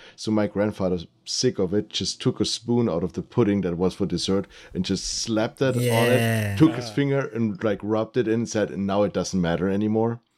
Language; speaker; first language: English; early bilingual, other home language; German